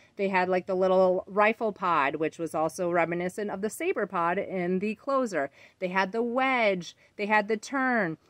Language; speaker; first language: English; native; English